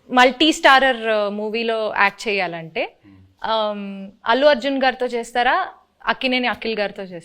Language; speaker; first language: Telugu; native; Telugu